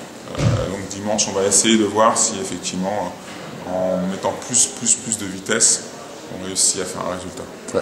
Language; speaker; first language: French; native; French